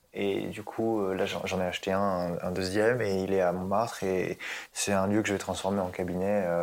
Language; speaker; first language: French; native; French